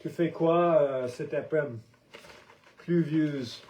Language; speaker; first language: French; non-native, learner; English